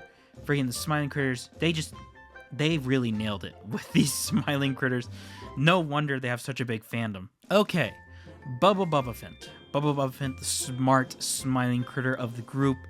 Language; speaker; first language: English; native; English